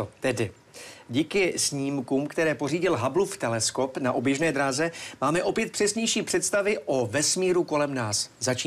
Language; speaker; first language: Czech; native; Czech